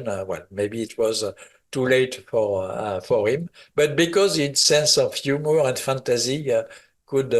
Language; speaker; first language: English; non-native, fluent; French